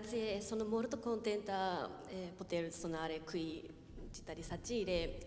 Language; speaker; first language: Italian; non-native, learner; Japanese